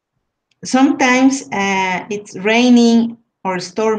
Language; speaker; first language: English; non-native, learner; Spanish